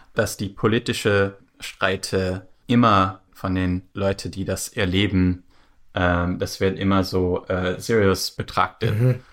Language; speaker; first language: German; non-native, fluent; English